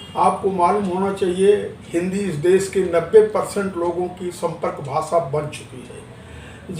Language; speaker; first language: Hindi; non-native, local second language; Marathi